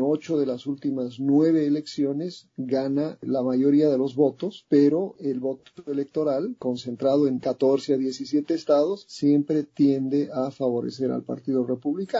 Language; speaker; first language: Spanish; native; Spanish